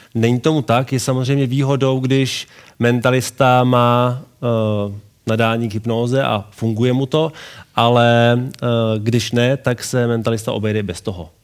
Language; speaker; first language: Czech; native; Czech